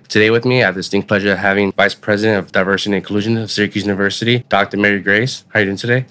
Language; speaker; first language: English; native; English